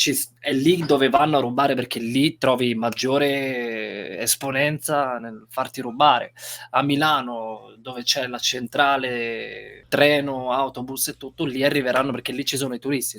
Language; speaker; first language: Italian; non-native, fluent; Romanian